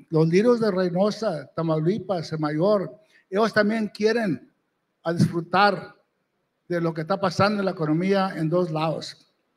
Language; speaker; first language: Spanish; early bilingual, heritage; Spanish